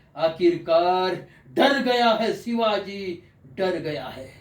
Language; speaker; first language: Hindi; non-native, local second language; Marathi